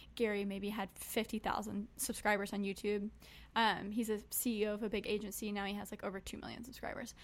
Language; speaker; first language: English; native; English